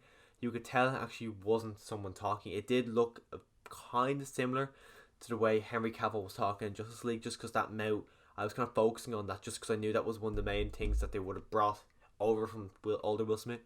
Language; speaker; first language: English; native; English